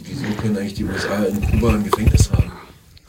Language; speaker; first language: German; native; German